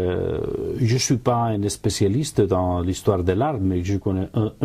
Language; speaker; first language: French; non-native, learner; Catalan